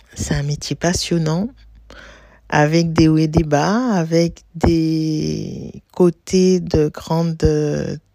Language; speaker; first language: French; native; French